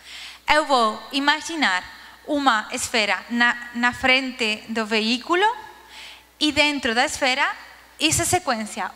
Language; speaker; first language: Portuguese; non-native, learner; Spanish